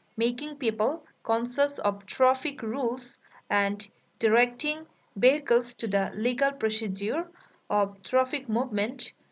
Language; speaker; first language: English; non-native, local second language; Bangla